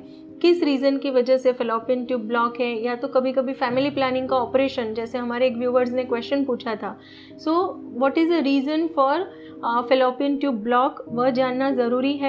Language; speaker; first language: Hindi; non-native, local second language; Gujarati